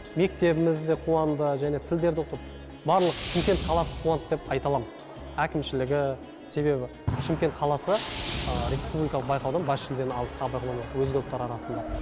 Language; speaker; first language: Kazakh; non-native, local second language; Russian